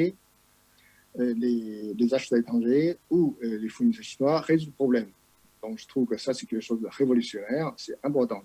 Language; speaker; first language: French; non-native, fluent; Chinese